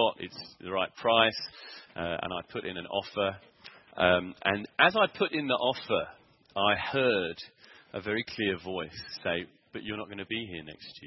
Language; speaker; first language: English; native; English